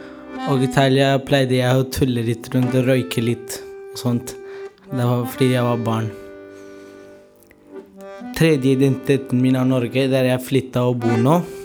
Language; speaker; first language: Norwegian; non-native, fluent; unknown